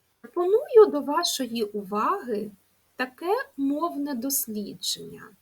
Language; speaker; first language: Ukrainian; native; Ukrainian